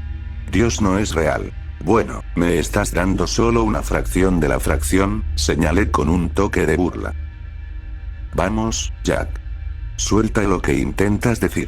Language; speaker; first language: Spanish; native; Spanish